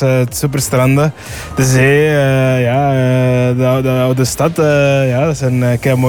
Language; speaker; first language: Dutch; early bilingual, other home language; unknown